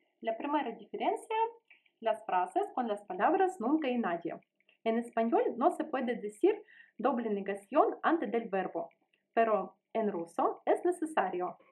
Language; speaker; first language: Spanish; non-native, learner; Russian